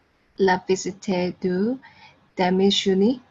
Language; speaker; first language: French; non-native, learner; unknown